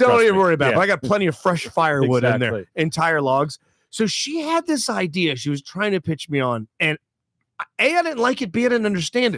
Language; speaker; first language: English; native; English